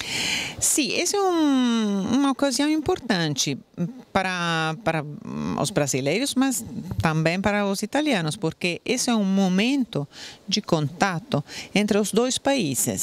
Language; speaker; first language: Portuguese; non-native, fluent; Italian